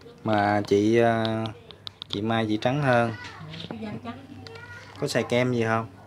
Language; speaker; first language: Vietnamese; native; Vietnamese